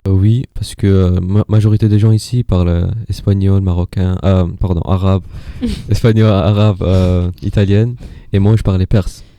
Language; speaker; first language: French; non-native, learner; Persian